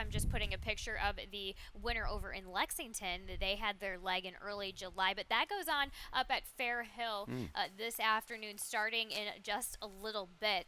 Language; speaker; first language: English; native; English